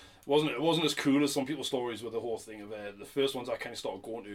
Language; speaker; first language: English; native; English